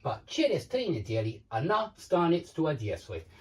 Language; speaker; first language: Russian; non-native, learner; English